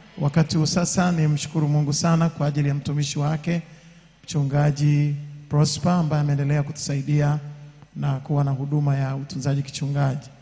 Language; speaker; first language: Swahili; native; Swahili